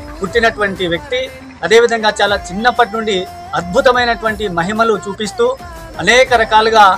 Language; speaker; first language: Telugu; non-native, local second language; Lambadi